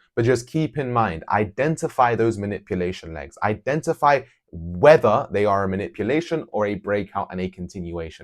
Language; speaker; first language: English; native; English